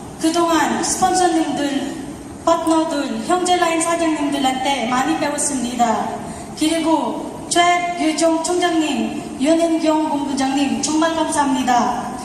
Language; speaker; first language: Korean; non-native, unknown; Filipino